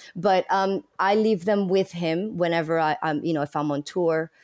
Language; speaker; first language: English; early bilingual, other home language; Spanish